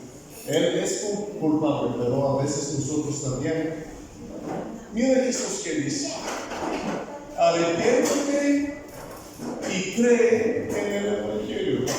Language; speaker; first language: Spanish; non-native, fluent; Bulgarian